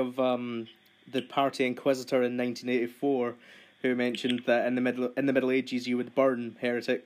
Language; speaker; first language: English; native; English